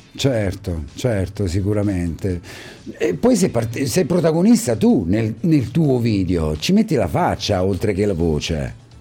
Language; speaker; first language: Italian; native; Italian